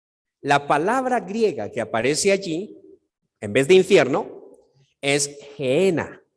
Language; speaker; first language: Spanish; native; Spanish